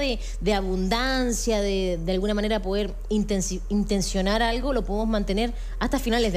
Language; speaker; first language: Spanish; native; Spanish